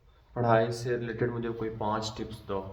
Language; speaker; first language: Hindi; native; Hindi